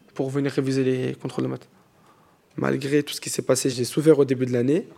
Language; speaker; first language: French; native; French